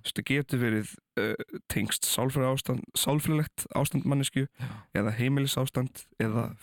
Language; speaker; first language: Icelandic; native; Icelandic